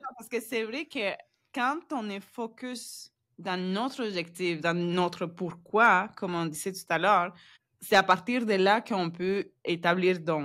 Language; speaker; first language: French; non-native, fluent; Spanish